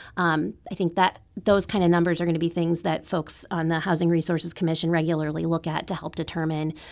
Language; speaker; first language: English; native; English